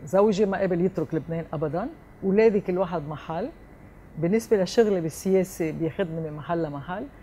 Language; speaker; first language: Arabic; early bilingual, heritage; Arabic